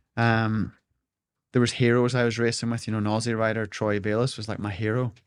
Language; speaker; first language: English; native; English